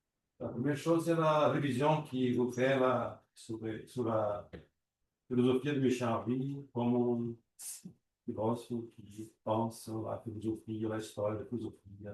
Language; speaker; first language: French; non-native, learner; Portuguese